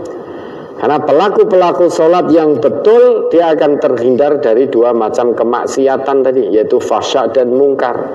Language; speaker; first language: Indonesian; non-native, local second language; Javanese